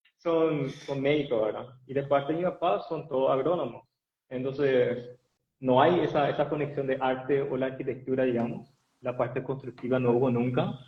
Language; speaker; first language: Spanish; native; Spanish